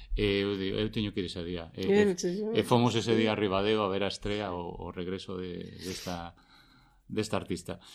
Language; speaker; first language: Galician; native; Galician